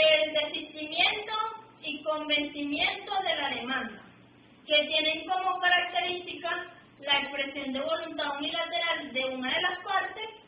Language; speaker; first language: Spanish; native; Spanish